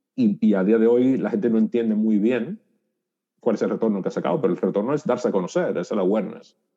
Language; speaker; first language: Spanish; native; Spanish